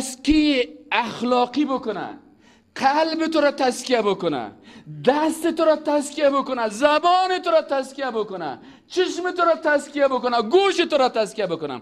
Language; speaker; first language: Persian; native; Persian